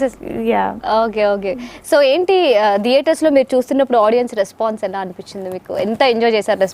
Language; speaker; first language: Telugu; native; Telugu